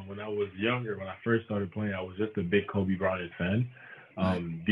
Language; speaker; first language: English; non-native, local second language; French